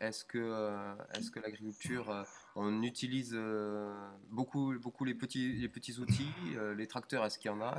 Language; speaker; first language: French; native; French